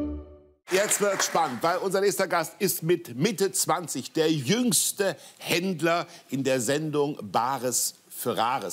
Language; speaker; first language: German; native; German